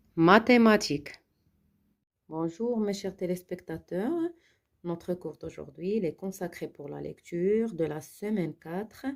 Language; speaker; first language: French; non-native, local second language; Arabic